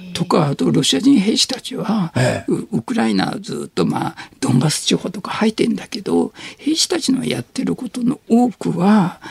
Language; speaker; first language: Japanese; native; Japanese